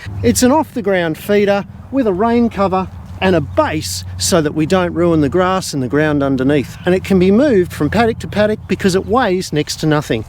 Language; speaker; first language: English; native; English